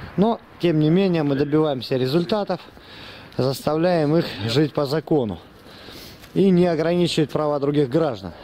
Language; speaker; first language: Russian; native; Russian